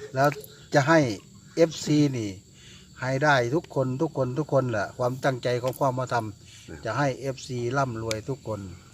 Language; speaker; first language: Thai; native; Thai